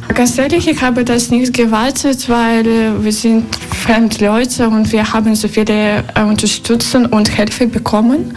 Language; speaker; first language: German; non-native, learner; Russian